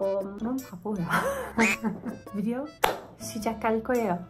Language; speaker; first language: Korean; non-native, learner; English